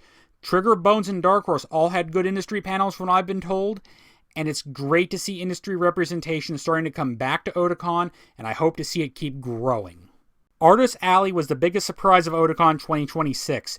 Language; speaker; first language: English; native; English